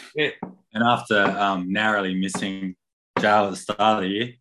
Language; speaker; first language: English; native; English